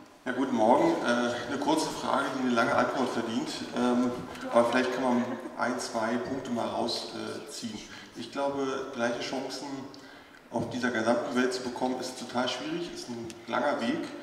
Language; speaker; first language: German; native; German